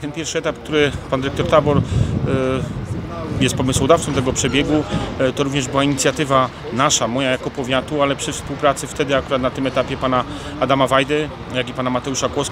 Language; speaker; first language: Polish; native; Polish